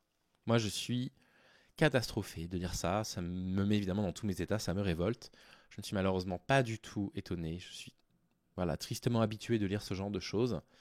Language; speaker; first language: French; native; French